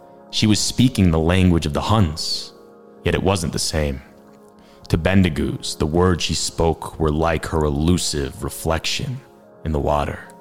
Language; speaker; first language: English; early bilingual, other home language; Hungarian